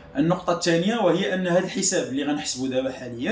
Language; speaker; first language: Arabic; native; Arabic